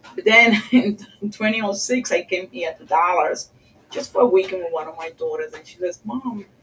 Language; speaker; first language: English; early bilingual, other home language; Spanish